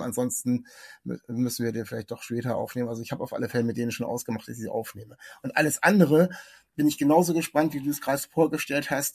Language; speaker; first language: German; native; German